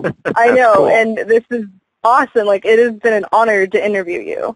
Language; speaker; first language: English; native; English